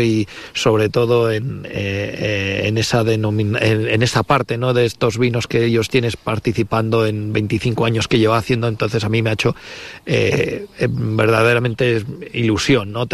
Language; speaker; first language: Spanish; native; Spanish